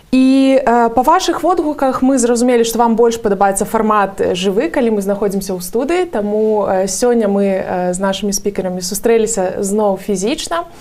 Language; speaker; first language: Belarusian; non-native, local second language; Russian